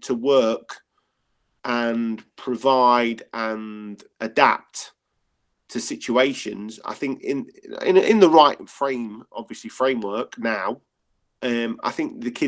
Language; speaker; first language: English; native; English